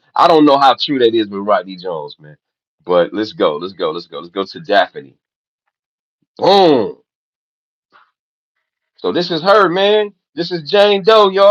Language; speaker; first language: English; native; English